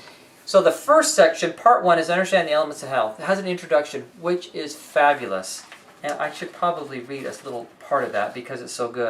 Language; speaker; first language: English; native; English